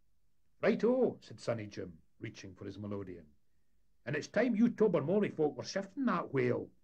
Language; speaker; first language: English; native; English